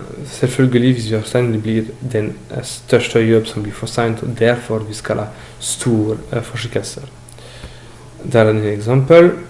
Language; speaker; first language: Norwegian; non-native, learner; French